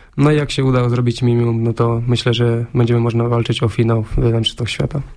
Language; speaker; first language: Polish; native; Polish